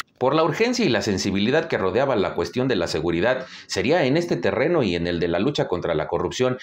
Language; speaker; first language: Spanish; native; Spanish